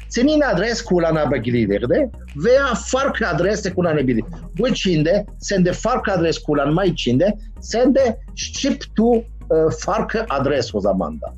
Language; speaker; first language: Turkish; non-native, learner; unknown